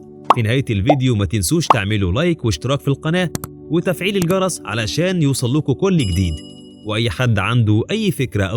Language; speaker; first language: Arabic; native; Arabic